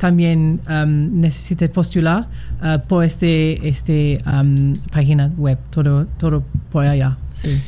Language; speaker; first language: Spanish; non-native, fluent; English